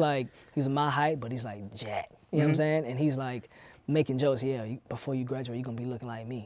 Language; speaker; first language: English; native; English